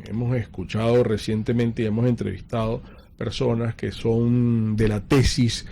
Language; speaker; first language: Spanish; native; Spanish